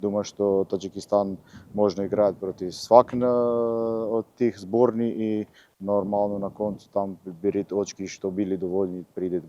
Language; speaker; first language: Russian; non-native, learner; Macedonian